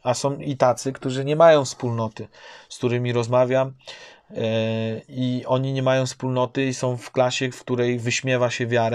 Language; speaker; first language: Polish; native; Polish